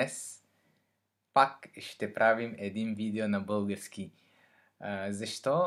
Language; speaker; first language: Bulgarian; non-native, learner; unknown